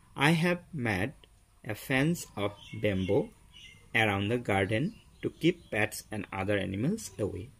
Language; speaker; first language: English; non-native, local second language; Assamese